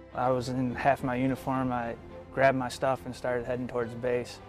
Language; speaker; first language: English; native; English